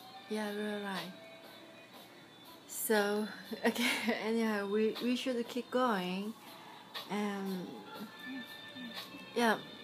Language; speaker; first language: English; non-native, learner; Korean